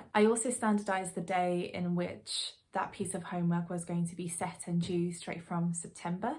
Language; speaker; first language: English; native; English